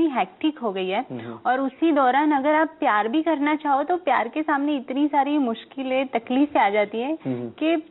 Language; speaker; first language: Hindi; non-native, local second language; Gujarati